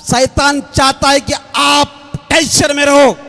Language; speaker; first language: Hindi; non-native, local second language; Marathi